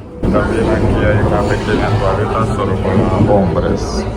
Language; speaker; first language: Spanish; non-native, fluent; Romanian